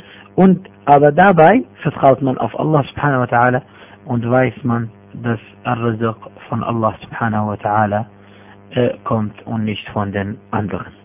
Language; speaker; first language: German; non-native, fluent; Arabic